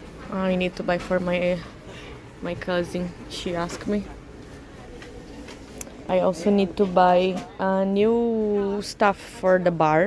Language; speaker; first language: English; non-native, learner; Portuguese